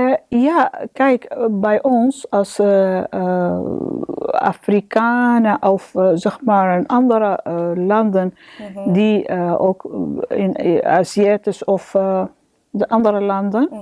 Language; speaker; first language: Dutch; non-native, learner; Arabic